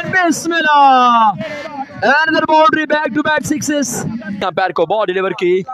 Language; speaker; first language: Urdu; non-native, local second language; Punjabi